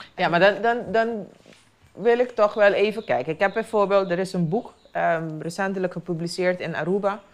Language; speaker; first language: Dutch; non-native, local second language; Papiamento